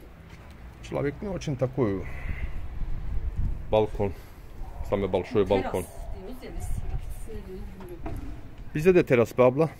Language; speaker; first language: Russian; non-native, learner; Turkish